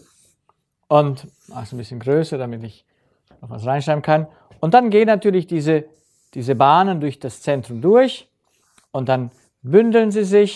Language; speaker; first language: German; native; German